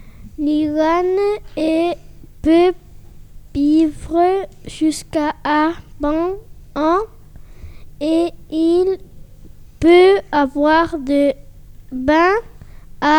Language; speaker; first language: French; non-native, learner; Spanish